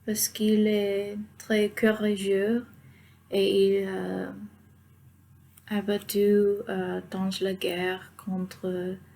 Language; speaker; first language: French; non-native, fluent; Spanish